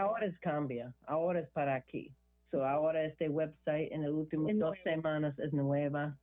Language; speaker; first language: Spanish; non-native, learner; English